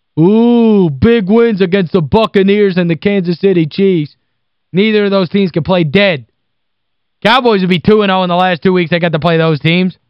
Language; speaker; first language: English; native; English